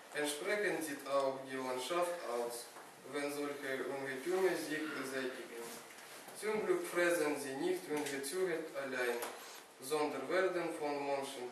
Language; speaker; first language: German; non-native, learner; Ukrainian